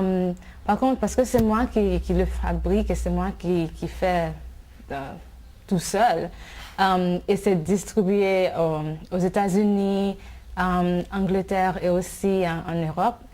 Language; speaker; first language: French; non-native, fluent; English